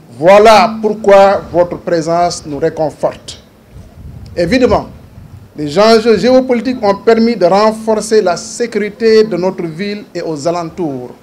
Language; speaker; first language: French; non-native, local second language; Wolof